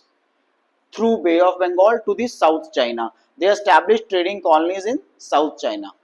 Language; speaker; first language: English; non-native, local second language; Hindi